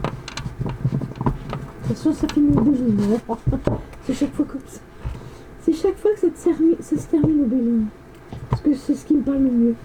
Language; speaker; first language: French; native; French